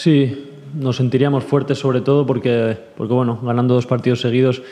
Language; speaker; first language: Spanish; native; Spanish